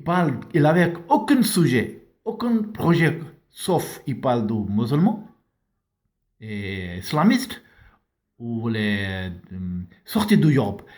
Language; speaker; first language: French; non-native, learner; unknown